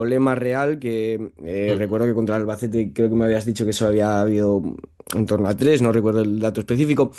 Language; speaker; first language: Spanish; native; Spanish